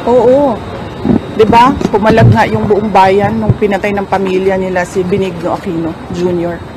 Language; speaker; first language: Filipino; non-native, local second language; Cebuano